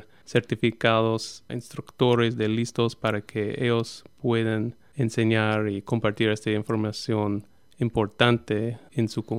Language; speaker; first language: Spanish; non-native, fluent; English